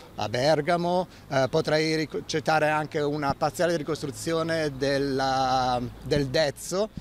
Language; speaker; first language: Italian; native; Italian